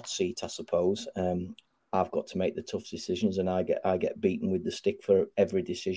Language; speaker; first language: English; native; English